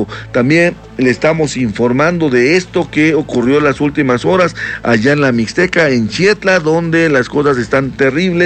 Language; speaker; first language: Spanish; native; Spanish